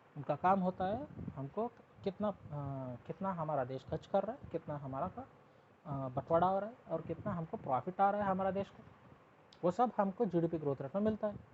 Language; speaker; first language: Hindi; non-native, local second language; Telugu